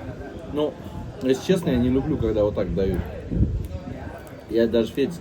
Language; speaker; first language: Russian; native; Russian